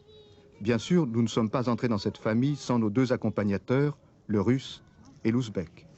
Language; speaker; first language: French; native; French